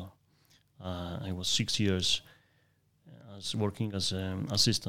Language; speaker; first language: English; non-native, fluent; Polish